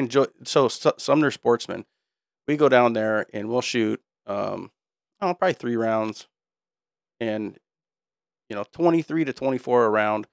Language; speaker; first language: English; native; English